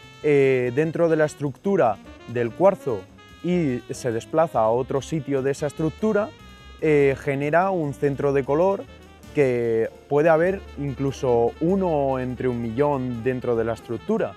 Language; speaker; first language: Spanish; native; Spanish